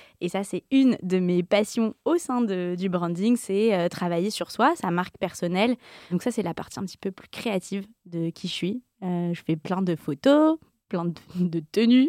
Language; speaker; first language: French; native; French